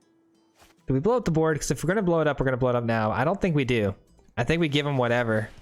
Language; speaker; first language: English; native; English